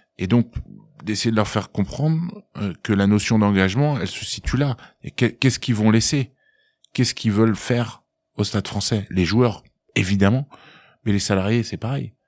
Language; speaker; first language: French; native; French